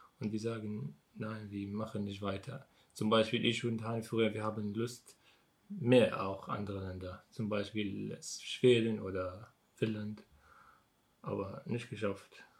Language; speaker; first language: German; non-native, learner; Arabic